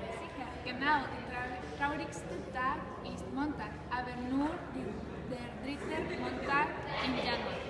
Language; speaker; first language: German; non-native, learner; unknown